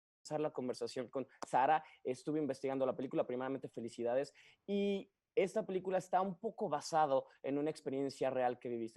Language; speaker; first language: Spanish; native; Spanish